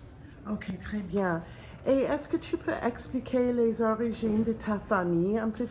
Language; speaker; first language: French; non-native, learner; English